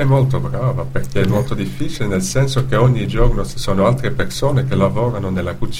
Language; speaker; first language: Italian; non-native, fluent; Dutch